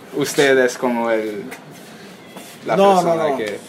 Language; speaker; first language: Spanish; non-native, learner; English